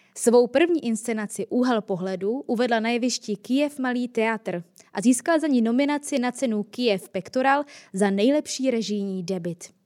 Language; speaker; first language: Czech; native; Czech